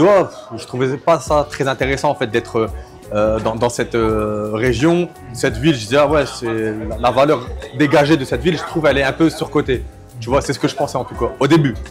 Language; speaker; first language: French; native; French